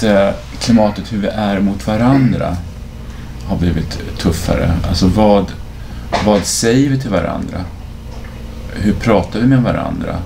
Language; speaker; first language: Swedish; native; Swedish